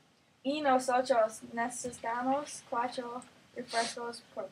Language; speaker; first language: Spanish; non-native, learner; English